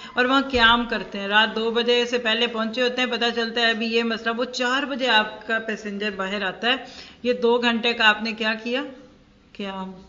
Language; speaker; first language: Urdu; native; Urdu